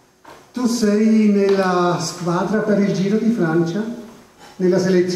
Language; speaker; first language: Italian; non-native, fluent; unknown